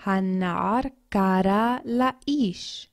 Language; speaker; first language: Hebrew; non-native, fluent; English